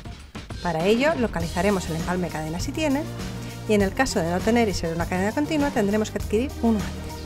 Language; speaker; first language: Spanish; native; Spanish